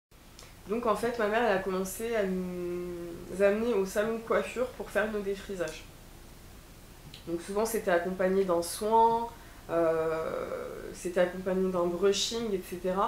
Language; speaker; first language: French; native; French